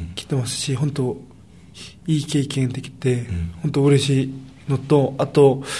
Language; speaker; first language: Japanese; early bilingual, other home language; Korean